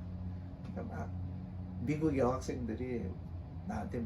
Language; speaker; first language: Korean; native; Korean